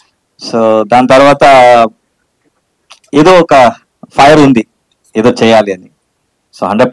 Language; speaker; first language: Telugu; non-native, learner; Kannada